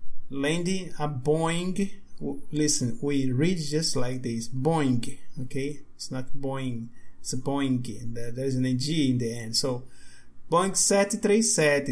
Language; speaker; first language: English; non-native, fluent; Portuguese